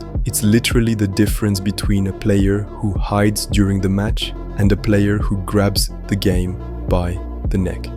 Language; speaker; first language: English; native; English